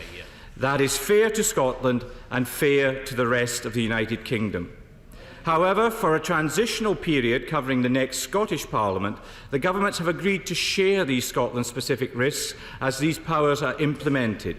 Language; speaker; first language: English; native; English